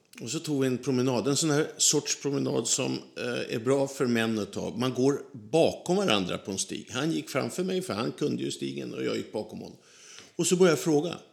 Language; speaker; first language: Swedish; native; Swedish